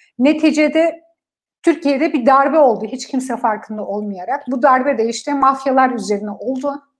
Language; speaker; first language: Turkish; non-native, fluent; Kurdish